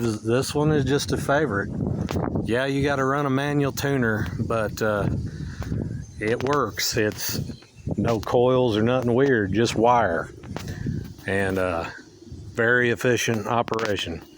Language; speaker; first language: English; native; English